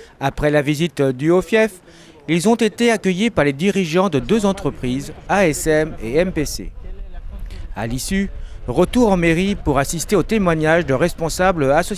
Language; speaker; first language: French; native; French